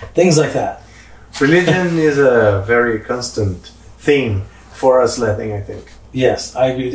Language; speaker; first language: English; non-native, fluent; Portuguese